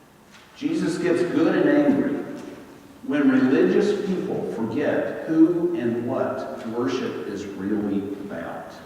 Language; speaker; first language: English; native; English